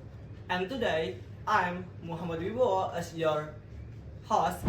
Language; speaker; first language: English; non-native, learner; Indonesian